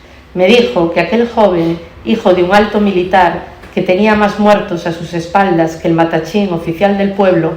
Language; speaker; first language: Spanish; native; Spanish